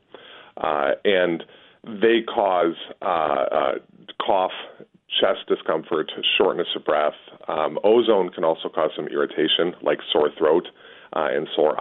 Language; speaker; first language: English; native; English